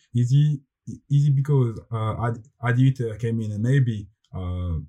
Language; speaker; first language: English; non-native, fluent; French